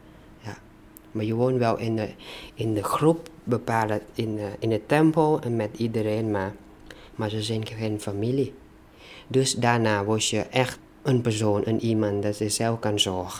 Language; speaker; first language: Dutch; non-native, learner; Thai